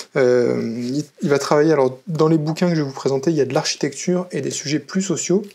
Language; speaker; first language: French; native; French